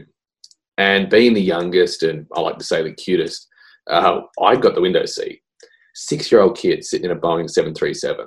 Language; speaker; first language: English; native; English